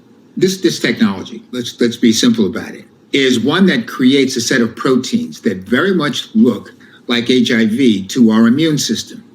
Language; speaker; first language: English; native; English